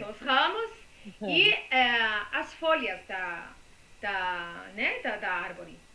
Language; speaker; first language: Portuguese; non-native, fluent; Spanish